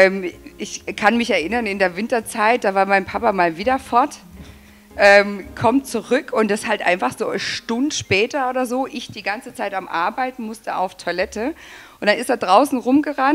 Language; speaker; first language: German; native; German